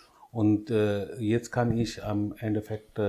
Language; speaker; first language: German; non-native, learner; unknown